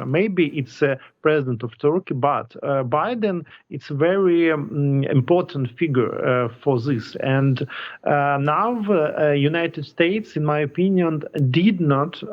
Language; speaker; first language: English; non-native, learner; Ukrainian